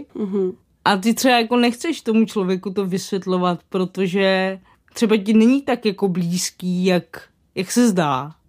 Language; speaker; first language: Czech; native; Czech